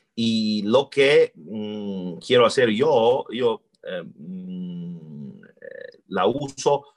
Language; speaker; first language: Spanish; non-native, learner; Italian